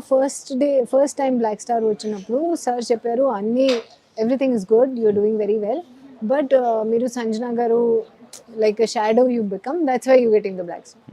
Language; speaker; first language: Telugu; non-native, learner; Hindi